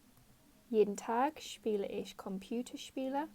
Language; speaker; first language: German; non-native, fluent; English